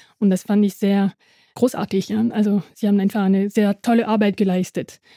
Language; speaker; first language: German; non-native, fluent; French